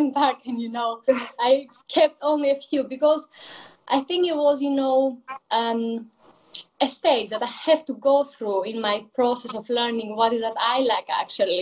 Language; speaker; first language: English; non-native, fluent; Greek